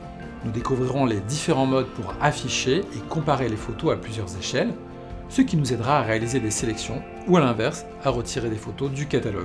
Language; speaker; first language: French; native; French